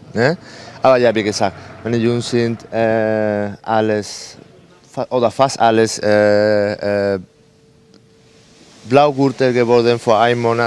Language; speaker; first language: German; non-native, fluent; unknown